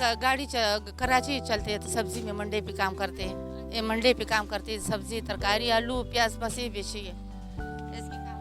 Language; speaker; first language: Hindi; non-native, learner; Pashto